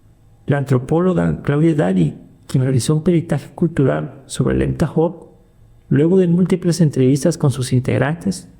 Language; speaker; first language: Spanish; native; Spanish